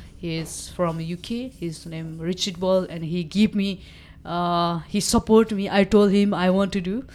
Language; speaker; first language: English; non-native, local second language; Nepali